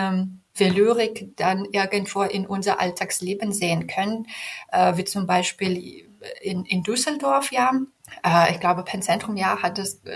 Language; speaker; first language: German; non-native, fluent; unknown